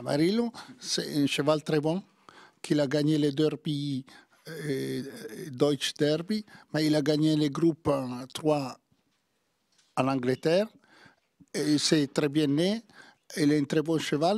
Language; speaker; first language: French; non-native, learner; Italian